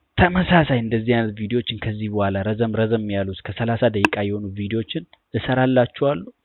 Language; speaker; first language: Amharic; non-native, local second language; Oromo